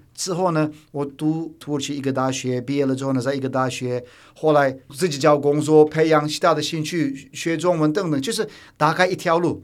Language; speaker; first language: Chinese; non-native, fluent; Turkish